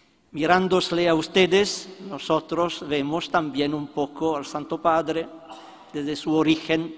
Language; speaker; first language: Spanish; non-native, fluent; Italian